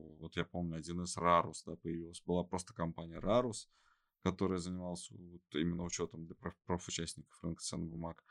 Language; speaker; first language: Russian; native; Russian